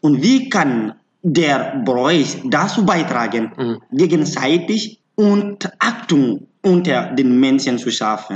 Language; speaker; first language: German; non-native, learner; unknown